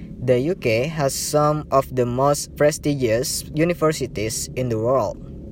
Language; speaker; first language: English; non-native, learner; Indonesian